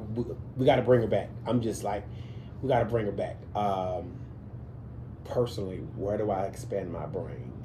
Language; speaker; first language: English; native; English